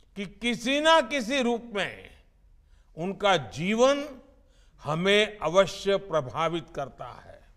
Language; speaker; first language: Hindi; non-native, local second language; Gujarati